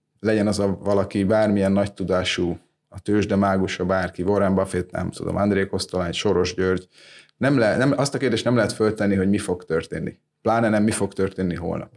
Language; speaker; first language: Hungarian; native; Hungarian